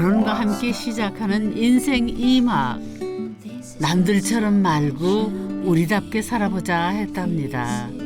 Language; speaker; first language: Korean; native; Korean